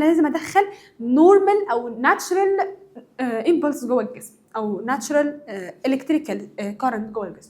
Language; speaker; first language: Arabic; native; Arabic